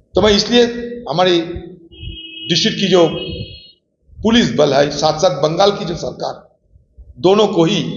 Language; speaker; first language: Hindi; non-native, local second language; Bangla